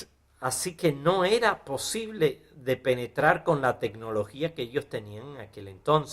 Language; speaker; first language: Spanish; native; Spanish